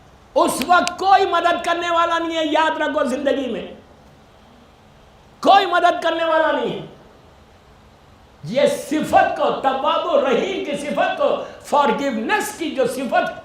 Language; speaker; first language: Urdu; native; Urdu